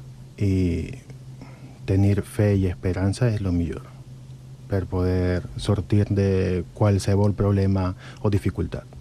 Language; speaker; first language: Catalan; non-native, fluent; Spanish